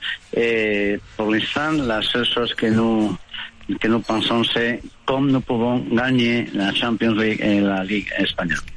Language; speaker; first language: French; non-native, fluent; Spanish